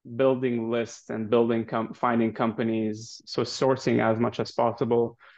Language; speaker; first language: English; non-native, fluent; Arabic